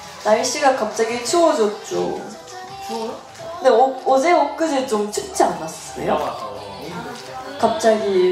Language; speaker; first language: Korean; non-native, fluent; Japanese